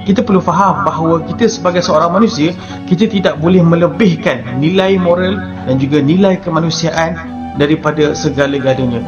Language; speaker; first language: Malay; native; Malay